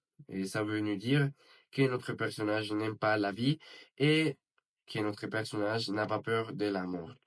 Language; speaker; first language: French; non-native, learner; Spanish